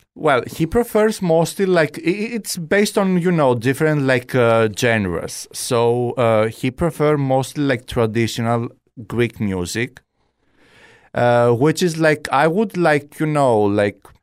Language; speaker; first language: English; non-native, fluent; Greek